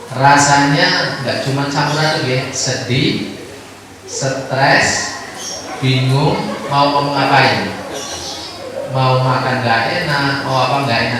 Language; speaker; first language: Indonesian; non-native, local second language; Javanese